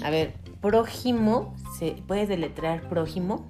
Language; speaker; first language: Spanish; native; Spanish